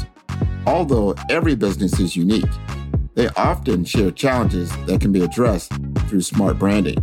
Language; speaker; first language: English; native; English